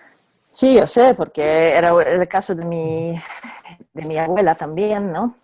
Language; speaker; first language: Spanish; non-native, fluent; Polish